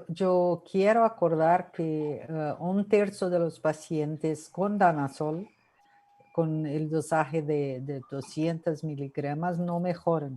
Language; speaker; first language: Spanish; non-native, fluent; Portuguese